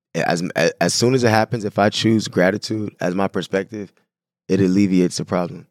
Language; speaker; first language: English; native; English